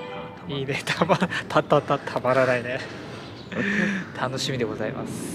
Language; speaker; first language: Japanese; native; Japanese